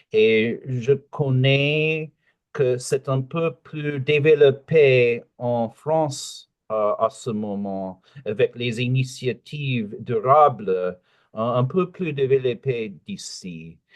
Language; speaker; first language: French; non-native, learner; English